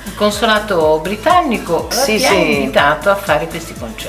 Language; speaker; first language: Italian; native; Italian